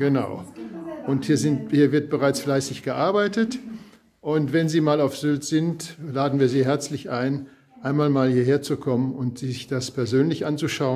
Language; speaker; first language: German; native; German